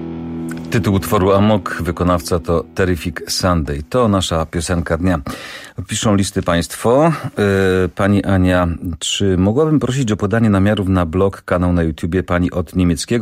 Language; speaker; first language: Polish; native; Polish